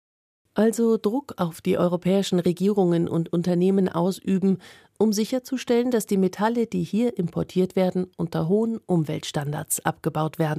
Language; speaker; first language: German; native; German